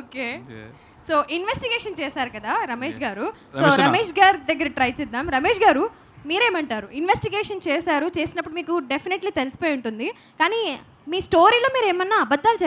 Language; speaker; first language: Telugu; native; Telugu